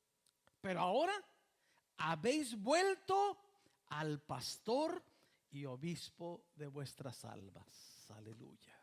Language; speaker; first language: Spanish; native; Spanish